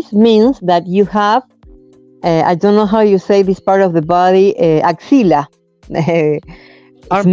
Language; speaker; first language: English; non-native, learner; Spanish